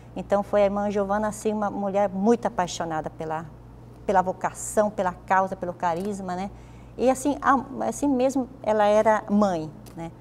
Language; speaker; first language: Portuguese; native; Portuguese